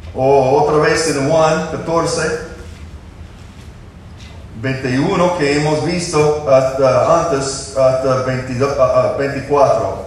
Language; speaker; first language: Spanish; non-native, fluent; English